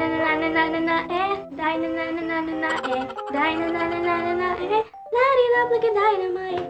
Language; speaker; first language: Korean; non-native, learner; Cebuano